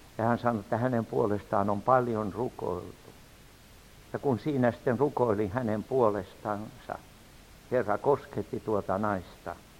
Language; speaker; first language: Finnish; native; Finnish